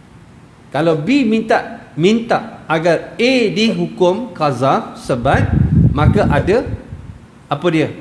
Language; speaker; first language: Malay; native; Malay